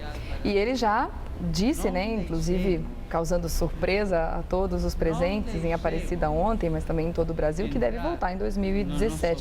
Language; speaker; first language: Portuguese; native; Portuguese